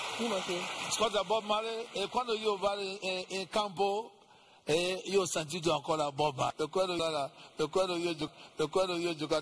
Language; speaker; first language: Italian; non-native, learner; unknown